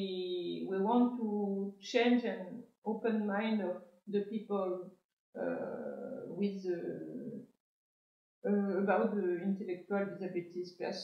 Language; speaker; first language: English; non-native, learner; French